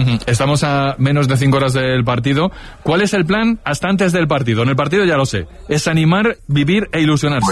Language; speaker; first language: Spanish; native; Spanish